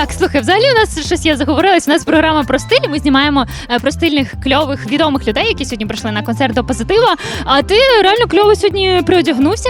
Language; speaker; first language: Ukrainian; native; Ukrainian